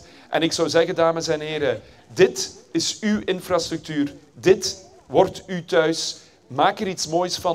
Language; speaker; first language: Dutch; native; Dutch